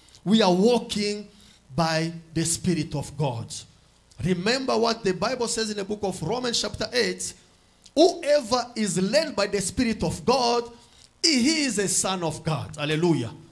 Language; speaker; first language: English; non-native, fluent; Swahili